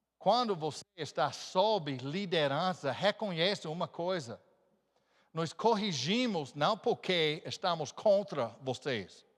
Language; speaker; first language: Portuguese; non-native, fluent; English